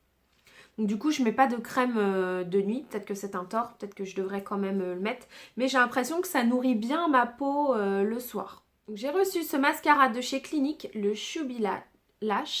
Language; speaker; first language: French; native; French